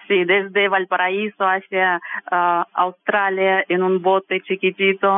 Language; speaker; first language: Spanish; non-native, fluent; Russian